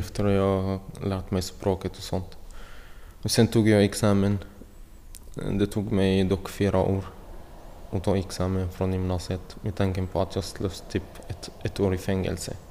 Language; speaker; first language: Swedish; non-native, fluent; Arabic